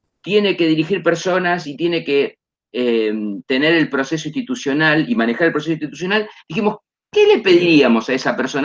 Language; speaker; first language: Spanish; native; Spanish